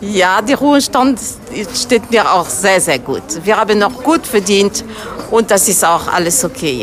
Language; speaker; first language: German; non-native, fluent; Turkish